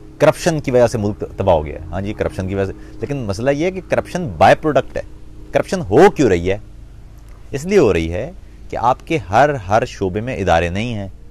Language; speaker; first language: Urdu; non-native, local second language; Punjabi